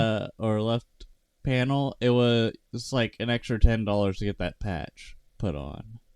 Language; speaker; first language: English; native; English